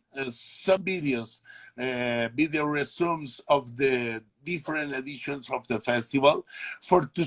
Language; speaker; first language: English; non-native, learner; Spanish